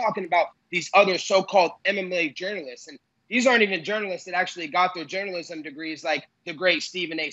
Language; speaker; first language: English; native; English